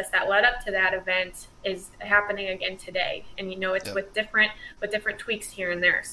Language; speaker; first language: English; native; English